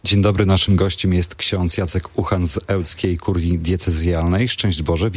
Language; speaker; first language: Polish; native; Polish